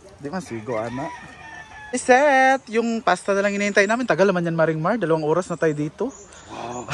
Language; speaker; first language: Filipino; non-native, local second language; Cebuano